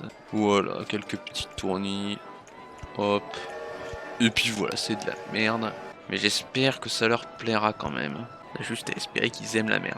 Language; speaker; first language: French; native; French